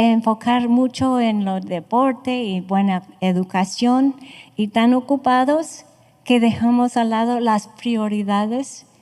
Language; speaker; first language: Spanish; non-native, fluent; English